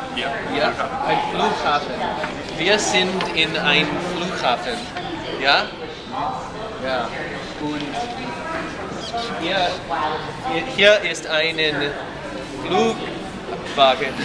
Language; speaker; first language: German; non-native, learner; English